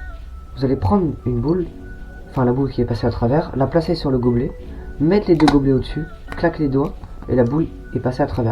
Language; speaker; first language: French; native; French